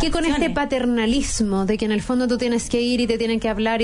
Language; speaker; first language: Spanish; native; Spanish